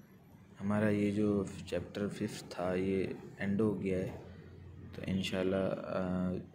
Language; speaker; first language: Hindi; non-native, local second language; Punjabi